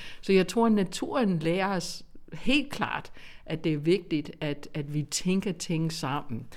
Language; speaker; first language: Danish; non-native, fluent; English